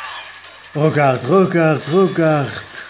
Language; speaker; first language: French; non-native, fluent; Arabic